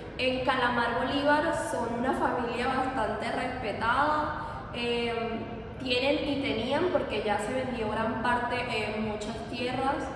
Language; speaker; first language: Spanish; native; Spanish